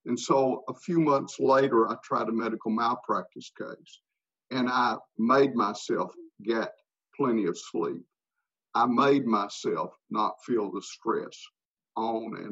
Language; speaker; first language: English; native; English